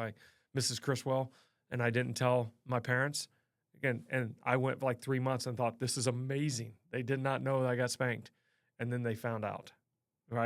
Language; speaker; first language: English; native; English